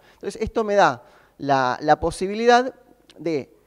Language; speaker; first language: Spanish; native; Spanish